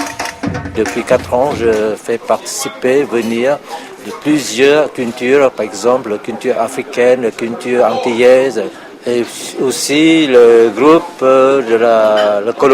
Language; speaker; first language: French; non-native, fluent; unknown